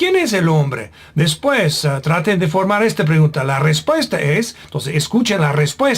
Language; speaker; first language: Spanish; non-native, fluent; English